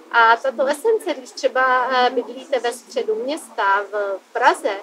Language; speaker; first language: Czech; native; Czech